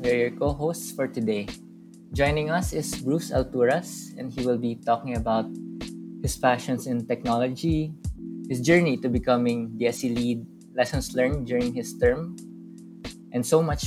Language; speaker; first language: English; non-native, local second language; Hiligaynon